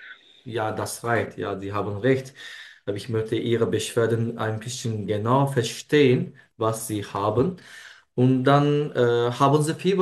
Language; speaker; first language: German; non-native, learner; Turkish